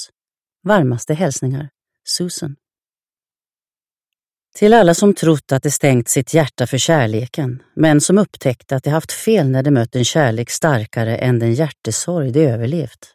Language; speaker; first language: Swedish; native; Swedish